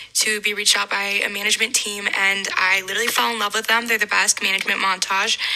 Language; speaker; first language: English; native; English